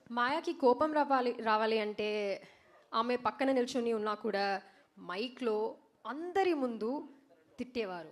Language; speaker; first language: Telugu; non-native, learner; Malayalam